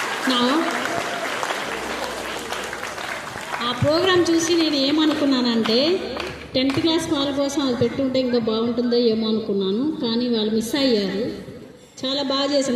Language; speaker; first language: Telugu; non-native, local second language; Tamil